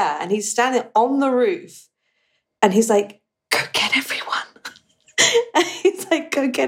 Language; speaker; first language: English; native; English